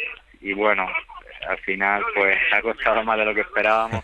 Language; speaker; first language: Spanish; native; Spanish